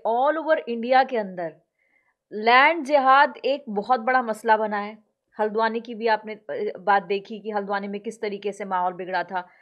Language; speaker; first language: Hindi; native; Hindi